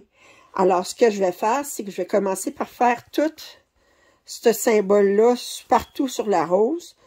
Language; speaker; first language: French; native; French